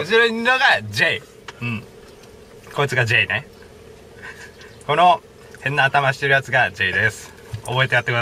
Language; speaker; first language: Japanese; native; Japanese